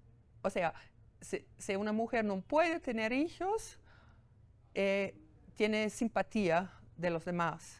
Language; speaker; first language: Spanish; non-native, fluent; German